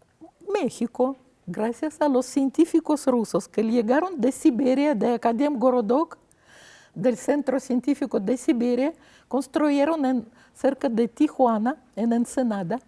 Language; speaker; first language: Spanish; non-native, fluent; Russian